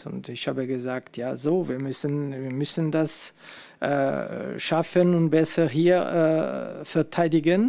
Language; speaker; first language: German; non-native, fluent; French